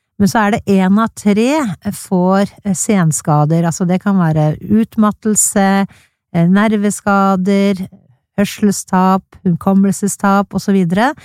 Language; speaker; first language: Norwegian; native; Norwegian